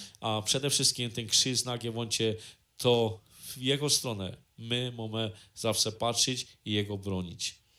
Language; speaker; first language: Polish; native; Polish